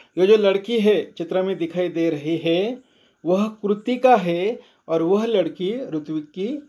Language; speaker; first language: Hindi; non-native, local second language; Marathi